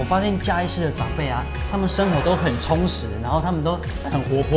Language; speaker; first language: Chinese; native; Chinese